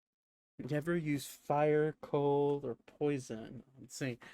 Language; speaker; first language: English; native; English